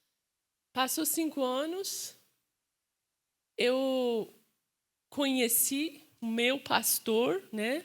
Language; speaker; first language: Portuguese; non-native, fluent; Persian